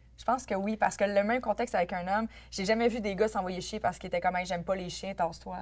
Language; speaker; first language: French; native; French